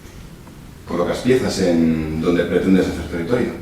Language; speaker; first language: Spanish; native; Spanish